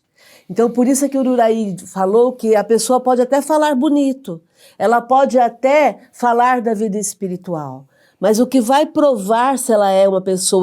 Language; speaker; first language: Portuguese; native; Portuguese